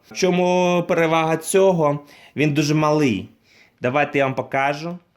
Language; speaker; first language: Ukrainian; non-native, local second language; Russian